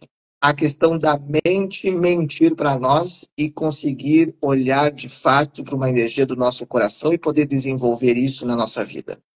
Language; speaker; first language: Portuguese; native; Portuguese